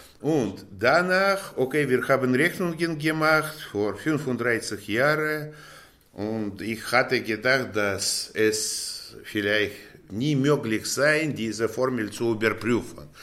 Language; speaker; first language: German; non-native, fluent; Russian